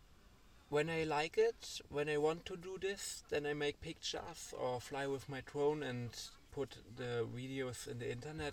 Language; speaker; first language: English; non-native, learner; German